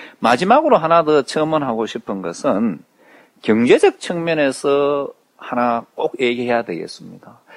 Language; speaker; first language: Korean; native; Korean